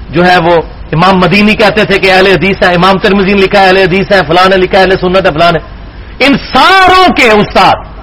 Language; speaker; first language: Urdu; non-native, local second language; Punjabi